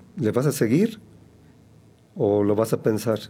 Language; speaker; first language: Spanish; native; Spanish